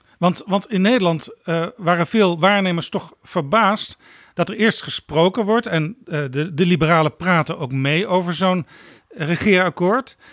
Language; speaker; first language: Dutch; native; Dutch